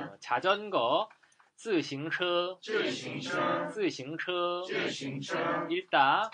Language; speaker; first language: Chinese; non-native, fluent; Korean